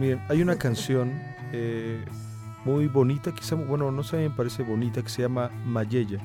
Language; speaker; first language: Spanish; native; Spanish